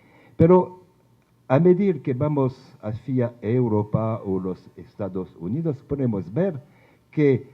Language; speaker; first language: Spanish; non-native, fluent; French